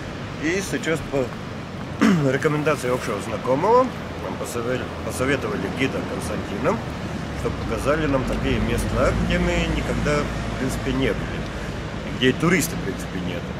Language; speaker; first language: Russian; non-native, fluent; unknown